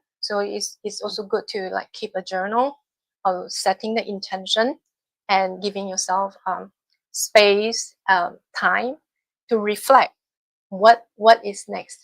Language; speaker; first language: English; non-native, fluent; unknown